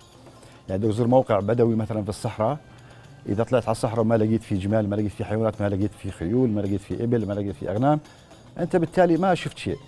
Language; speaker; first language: Arabic; native; Arabic